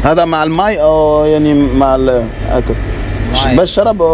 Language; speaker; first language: Arabic; non-native, learner; French